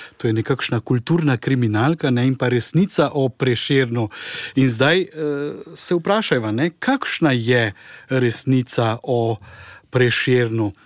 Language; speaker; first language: Slovenian; native; Slovenian